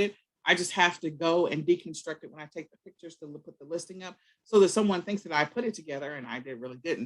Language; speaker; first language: English; native; English